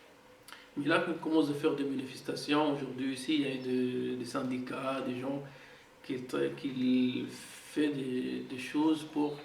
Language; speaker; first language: French; non-native, fluent; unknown